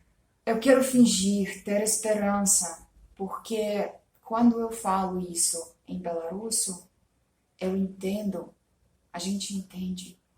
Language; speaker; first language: Portuguese; non-native, fluent; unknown